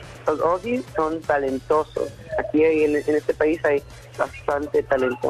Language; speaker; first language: Spanish; early bilingual, heritage; Spanish